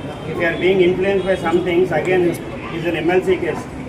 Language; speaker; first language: English; non-native, local second language; Telugu